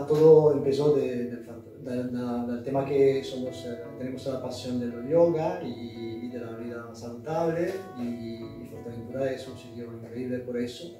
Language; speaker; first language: Spanish; non-native, learner; Italian